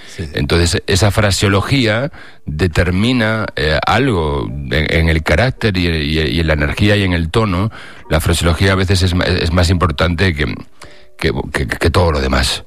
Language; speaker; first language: Spanish; native; Spanish